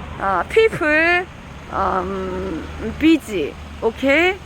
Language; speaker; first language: English; non-native, learner; Korean